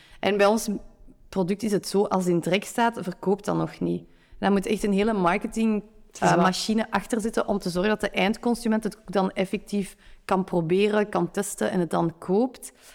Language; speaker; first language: Dutch; native; Dutch